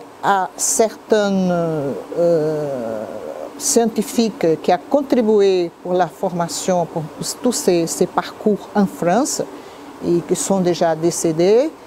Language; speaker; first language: French; non-native, fluent; Portuguese